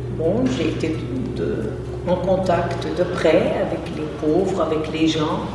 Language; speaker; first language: French; non-native, local second language; Arabic